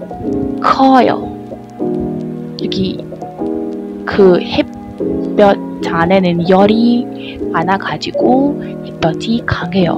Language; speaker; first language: Korean; non-native, learner; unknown